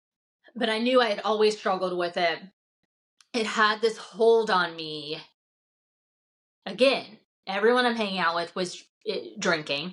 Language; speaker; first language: English; native; English